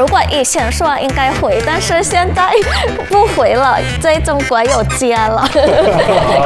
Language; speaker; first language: Chinese; non-native, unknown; Thai